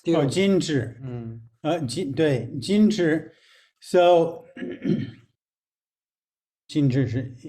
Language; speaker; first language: Chinese; non-native, fluent; English